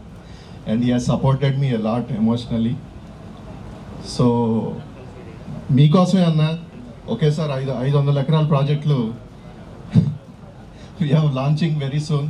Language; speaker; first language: Telugu; native; Telugu